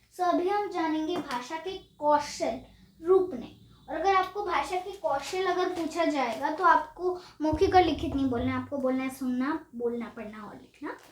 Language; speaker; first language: Hindi; native; Hindi